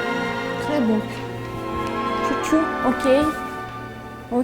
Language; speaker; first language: French; non-native, fluent; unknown